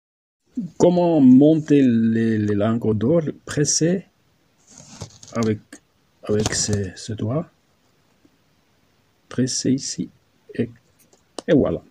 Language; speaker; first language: French; non-native, learner; German